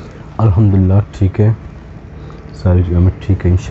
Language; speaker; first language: Hindi; non-native, learner; Pashto